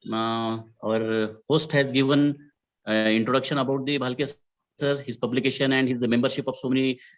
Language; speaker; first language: English; non-native, local second language; Marathi